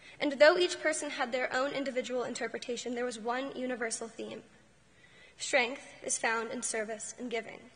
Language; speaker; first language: English; native; English